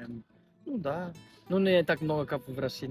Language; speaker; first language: Russian; non-native, learner; Spanish